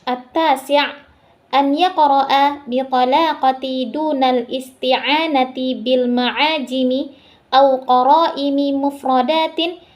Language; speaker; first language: Arabic; non-native, learner; Indonesian